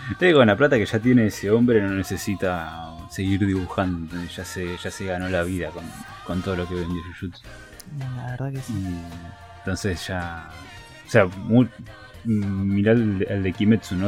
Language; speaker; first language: Spanish; native; Spanish